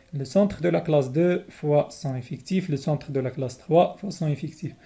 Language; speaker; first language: French; non-native, local second language; Arabic